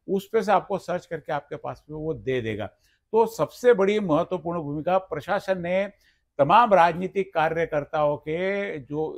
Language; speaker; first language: Hindi; non-native, local second language; Marathi